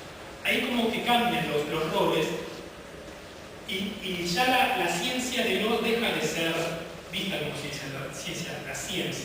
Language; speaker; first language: Spanish; native; Spanish